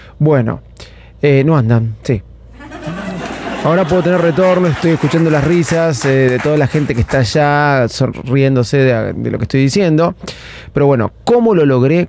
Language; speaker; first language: Spanish; native; Spanish